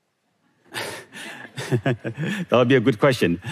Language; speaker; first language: English; non-native, fluent; Tigrinya